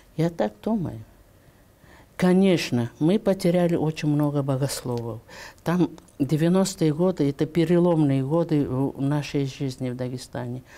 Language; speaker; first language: Russian; non-native, local second language; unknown